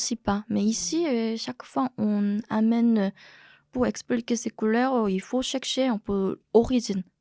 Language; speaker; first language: French; non-native, fluent; Korean